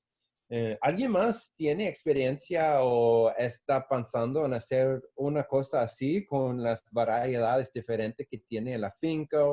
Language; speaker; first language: Spanish; non-native, fluent; English